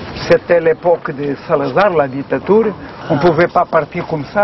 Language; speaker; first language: French; non-native, fluent; Portuguese